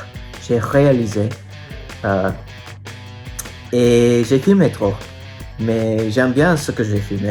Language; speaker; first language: French; non-native, learner; English